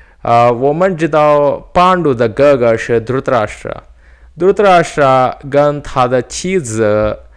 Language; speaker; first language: Chinese; non-native, learner; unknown